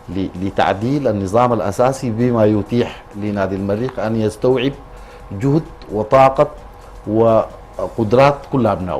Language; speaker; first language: Arabic; native; Arabic